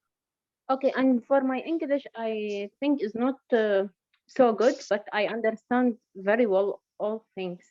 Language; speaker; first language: English; non-native, learner; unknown